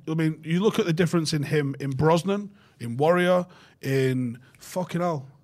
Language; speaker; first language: English; native; English